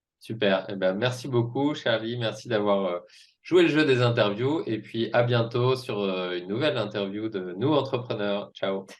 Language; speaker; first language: French; native; French